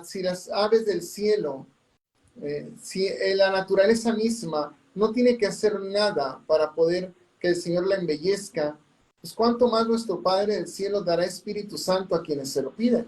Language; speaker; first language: Spanish; native; Spanish